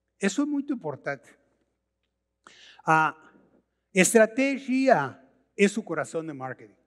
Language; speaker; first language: Portuguese; non-native, learner; Spanish